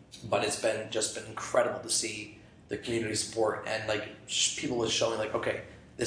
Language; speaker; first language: English; native; English